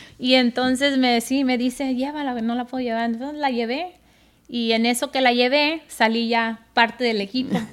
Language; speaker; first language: Spanish; early bilingual, heritage; Spanish